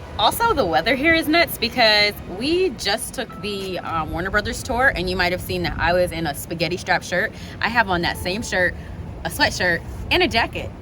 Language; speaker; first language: English; native; English